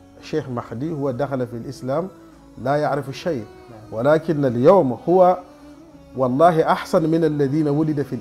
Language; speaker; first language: Arabic; non-native, fluent; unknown